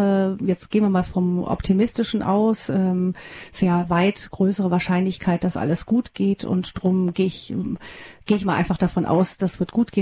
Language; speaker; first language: German; native; German